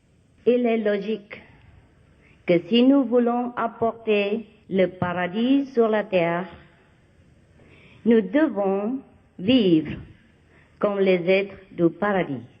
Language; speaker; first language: French; non-native, learner; Vietnamese